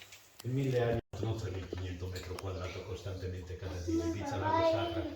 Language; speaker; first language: Spanish; non-native, fluent; Italian